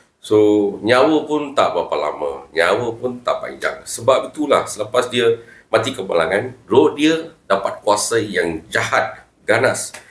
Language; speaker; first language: Malay; non-native, local second language; Tamil